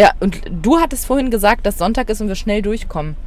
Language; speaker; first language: German; native; German